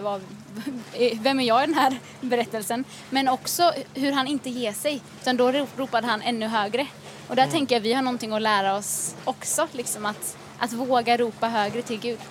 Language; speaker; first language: Swedish; native; Swedish